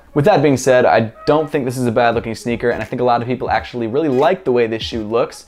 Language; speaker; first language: English; native; English